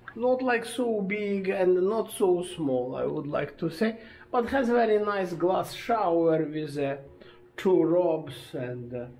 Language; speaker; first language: English; non-native, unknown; Ukrainian